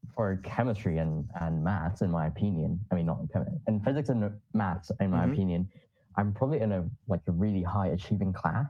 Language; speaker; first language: English; non-native, local second language; Cantonese